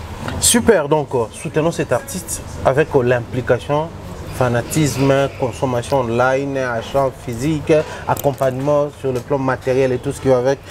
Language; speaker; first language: French; non-native, local second language; Lingala